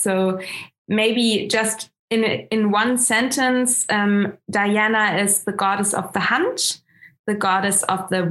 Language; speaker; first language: English; non-native, fluent; German